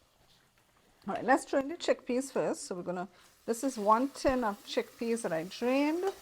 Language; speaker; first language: English; native; English